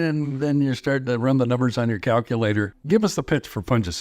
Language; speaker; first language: English; native; English